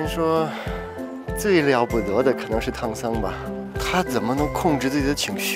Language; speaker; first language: Chinese; non-native, fluent; Russian